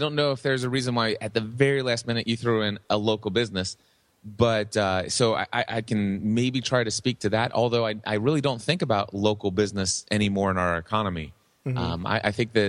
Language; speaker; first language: English; native; English